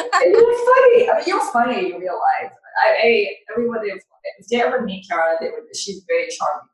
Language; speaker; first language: English; non-native, fluent; Chinese